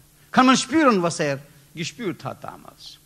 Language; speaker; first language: German; non-native, learner; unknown